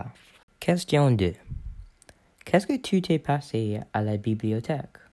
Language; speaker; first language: French; non-native, learner; English